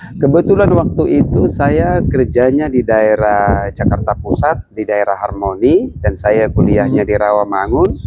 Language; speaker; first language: Indonesian; non-native, local second language; Batak Toba